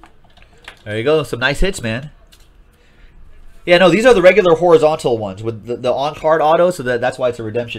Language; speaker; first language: English; native; English